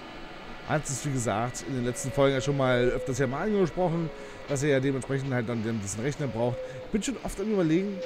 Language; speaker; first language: German; native; German